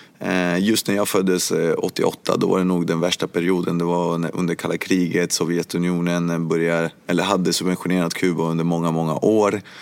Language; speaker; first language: Swedish; early bilingual, other home language; Spanish